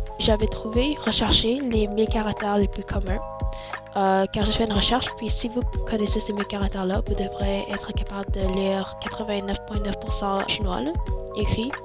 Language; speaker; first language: French; early bilingual, other home language; Chinese